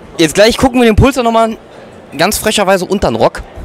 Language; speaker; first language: German; native; German